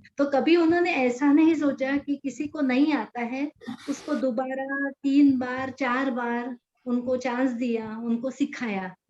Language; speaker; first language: Hindi; non-native, local second language; Marathi